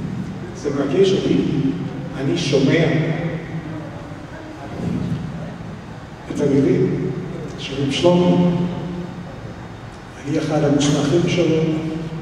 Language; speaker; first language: Hebrew; non-native, fluent; English